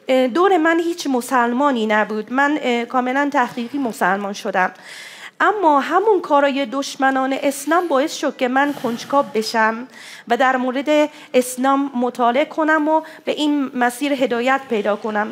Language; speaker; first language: Persian; non-native, fluent; Japanese